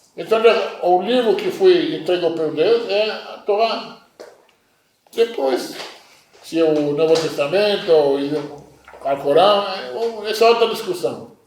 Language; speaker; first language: Portuguese; non-native, fluent; Hebrew